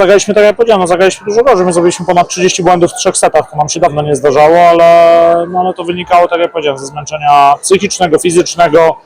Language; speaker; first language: Polish; native; Polish